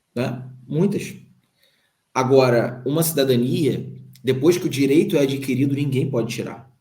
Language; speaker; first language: Portuguese; native; Portuguese